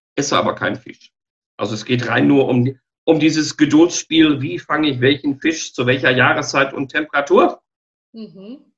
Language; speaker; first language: German; native; German